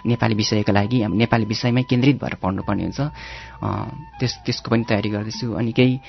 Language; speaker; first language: Nepali; native; Nepali